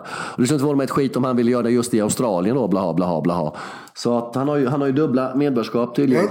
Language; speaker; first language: Swedish; early bilingual, other home language; Bosnian